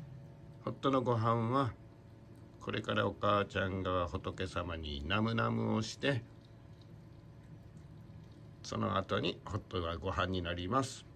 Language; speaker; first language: Japanese; native; Japanese